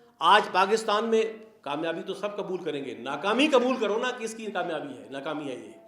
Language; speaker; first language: Urdu; non-native, local second language; Sindhi